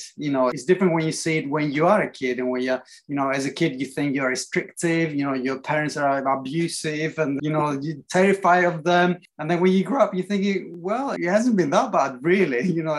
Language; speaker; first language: English; non-native, fluent; Greek